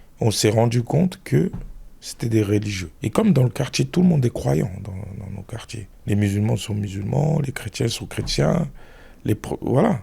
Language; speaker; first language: French; early bilingual, other home language; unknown